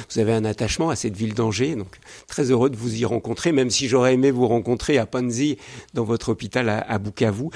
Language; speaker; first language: French; native; French